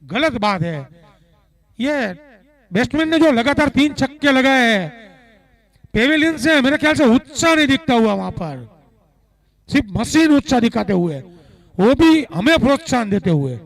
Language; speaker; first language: Hindi; non-native, local second language; Gujarati